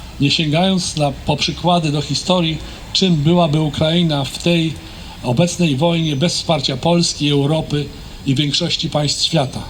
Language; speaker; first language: Polish; native; Polish